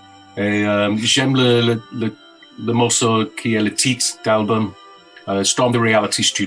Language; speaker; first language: French; non-native, fluent; English